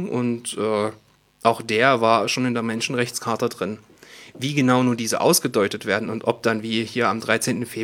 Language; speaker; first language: German; native; German